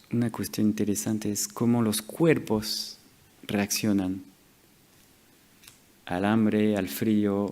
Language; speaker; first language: Spanish; non-native, fluent; French